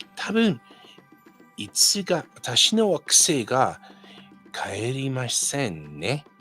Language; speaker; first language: Japanese; non-native, learner; English